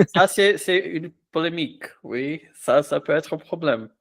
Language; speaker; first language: French; non-native, fluent; Portuguese